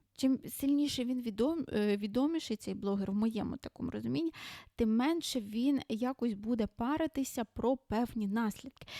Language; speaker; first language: Ukrainian; non-native, local second language; Russian